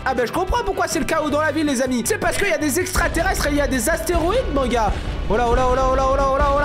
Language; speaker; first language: French; native; French